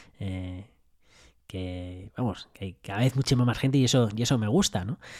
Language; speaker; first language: Spanish; native; Spanish